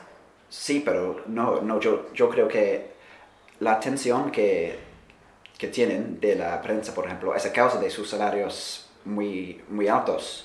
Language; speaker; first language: Spanish; non-native, fluent; English